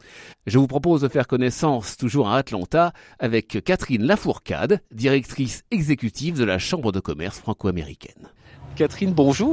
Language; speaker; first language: French; native; French